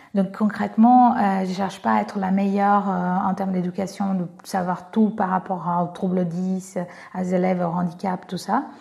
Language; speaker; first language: French; non-native, fluent; Portuguese